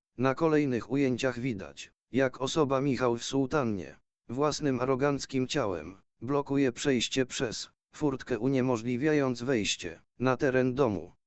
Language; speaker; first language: Polish; native; Polish